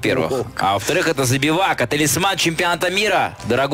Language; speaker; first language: Russian; native; Russian